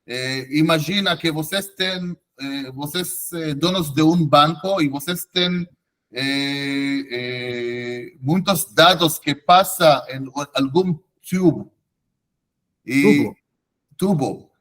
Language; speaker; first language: Portuguese; non-native, fluent; Hebrew